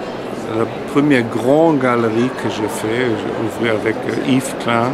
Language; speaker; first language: French; non-native, fluent; German